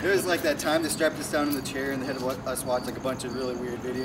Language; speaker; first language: English; native; English